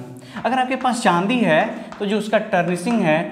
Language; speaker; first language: Hindi; native; Hindi